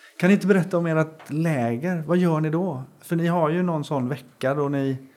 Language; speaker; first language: Swedish; native; Swedish